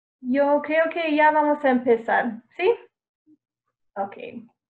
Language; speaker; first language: Spanish; non-native, fluent; English